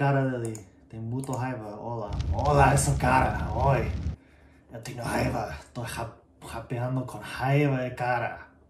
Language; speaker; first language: Portuguese; non-native, learner; English